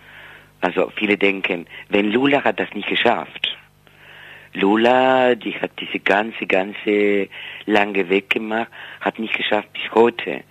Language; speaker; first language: German; non-native, fluent; Spanish